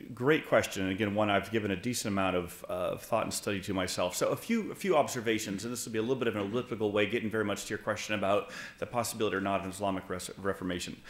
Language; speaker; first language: English; native; English